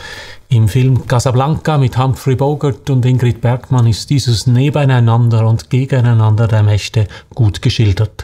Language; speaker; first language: German; native; German